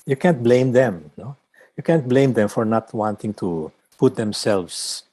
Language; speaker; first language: English; non-native, local second language; Filipino